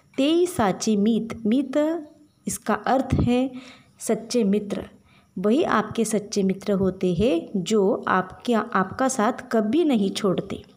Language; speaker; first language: Hindi; non-native, local second language; Marathi